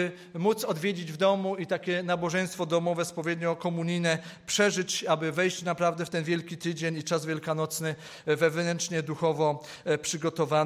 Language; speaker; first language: Polish; native; Polish